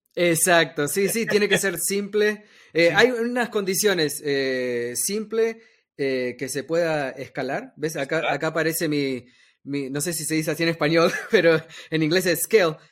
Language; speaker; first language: Spanish; native; Spanish